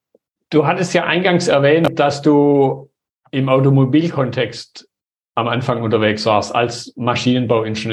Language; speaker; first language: German; native; German